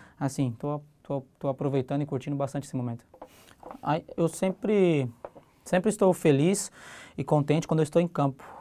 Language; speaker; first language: Portuguese; native; Portuguese